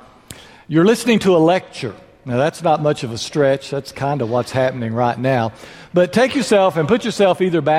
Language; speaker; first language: English; native; English